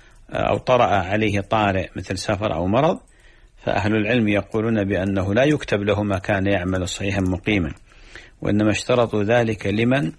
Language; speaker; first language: Arabic; native; Arabic